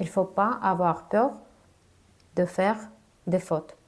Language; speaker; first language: French; non-native, fluent; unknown